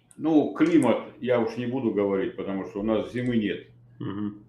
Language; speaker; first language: Russian; native; Russian